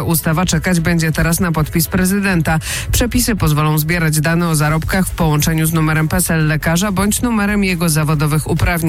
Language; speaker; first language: Polish; native; Polish